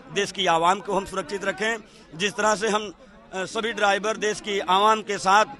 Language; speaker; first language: Hindi; native; Hindi